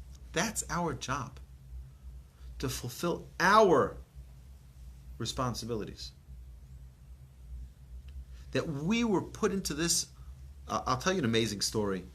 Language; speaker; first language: English; native; English